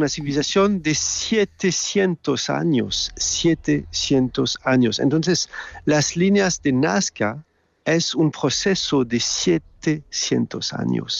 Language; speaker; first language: Spanish; non-native, fluent; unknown